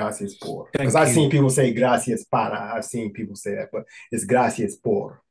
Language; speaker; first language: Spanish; non-native, fluent; English